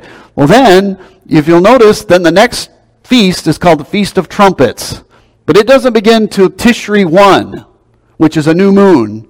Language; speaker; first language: English; native; English